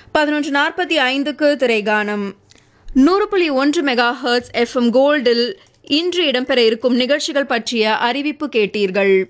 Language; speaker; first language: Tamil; native; Tamil